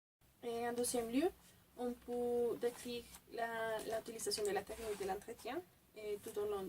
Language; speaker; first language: French; non-native, fluent; Spanish